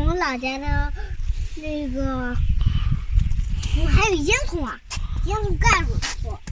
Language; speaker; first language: Chinese; native; Chinese